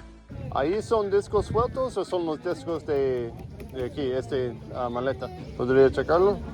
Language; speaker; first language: Spanish; early bilingual, heritage; English